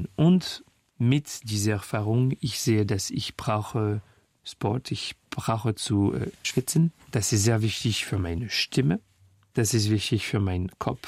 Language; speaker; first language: German; non-native, fluent; French